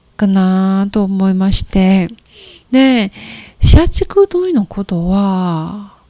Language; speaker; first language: Japanese; non-native, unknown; Chinese